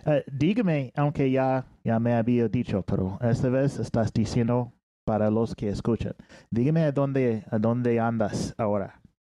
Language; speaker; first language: Spanish; non-native, fluent; English